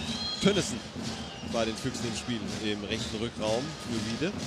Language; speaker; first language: German; native; German